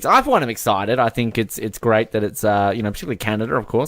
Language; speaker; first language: English; native; English